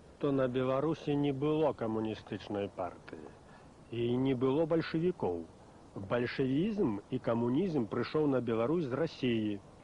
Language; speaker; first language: Belarusian; native; Belarusian